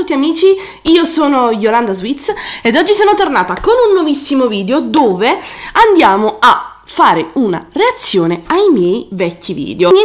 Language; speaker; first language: Italian; native; Italian